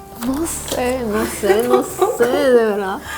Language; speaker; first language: Spanish; non-native, learner; Korean